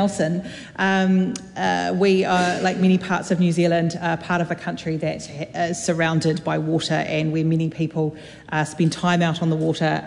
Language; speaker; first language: English; native; English